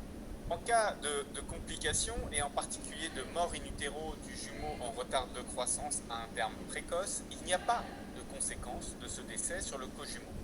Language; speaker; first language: French; native; French